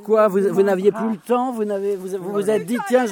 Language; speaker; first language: French; native; French